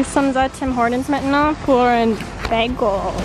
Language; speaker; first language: French; non-native, local second language; English